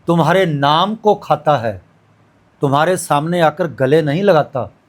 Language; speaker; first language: Hindi; non-native, local second language; Punjabi